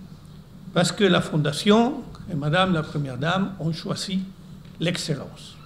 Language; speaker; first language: French; non-native, fluent; Spanish